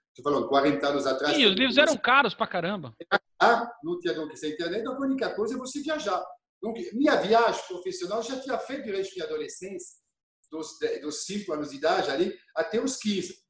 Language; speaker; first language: Portuguese; non-native, fluent; French